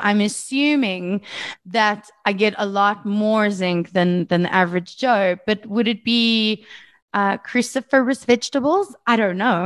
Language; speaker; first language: English; native; English